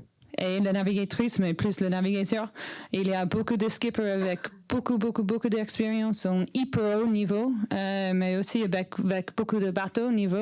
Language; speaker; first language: French; non-native, learner; English